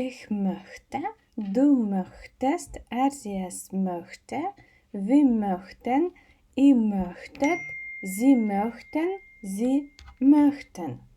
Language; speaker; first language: German; non-native, fluent; Ukrainian